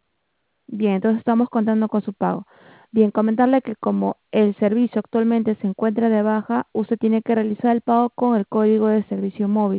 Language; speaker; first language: Spanish; native; Spanish